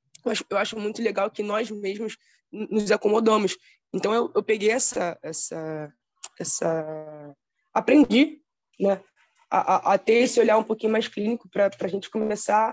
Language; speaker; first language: Portuguese; native; Portuguese